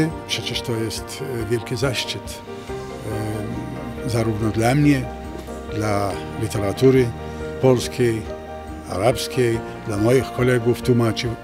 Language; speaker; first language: Polish; non-native, fluent; Arabic